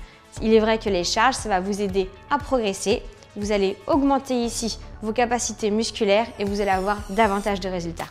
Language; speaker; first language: French; native; French